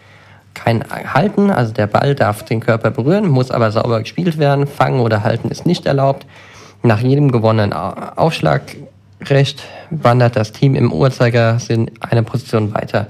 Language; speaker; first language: German; native; German